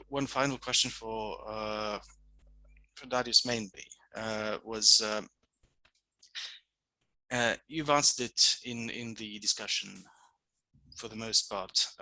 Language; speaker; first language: English; non-native, fluent; Serbian